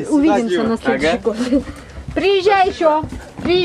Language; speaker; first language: Russian; native; Russian